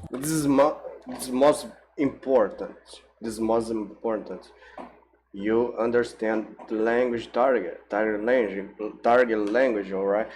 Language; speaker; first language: English; non-native, learner; Portuguese